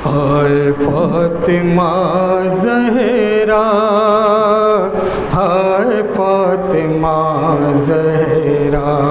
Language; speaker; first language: Urdu; native; Urdu